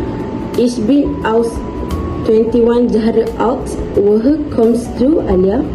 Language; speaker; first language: German; non-native, learner; Malay